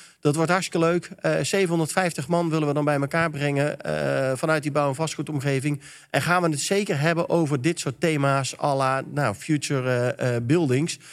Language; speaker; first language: Dutch; native; Dutch